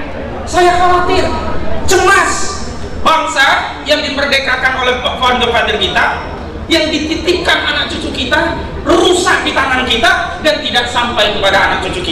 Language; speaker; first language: Indonesian; native; Indonesian